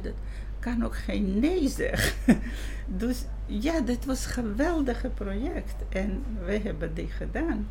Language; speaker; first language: Dutch; non-native, fluent; Georgian